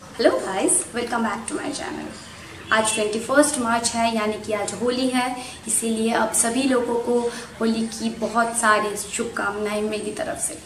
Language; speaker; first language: Hindi; non-native, local second language; Bangla